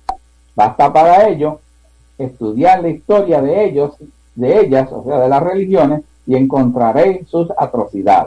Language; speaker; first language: Spanish; native; Spanish